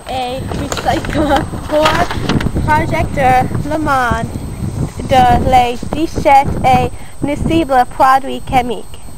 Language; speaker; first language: French; non-native, learner; English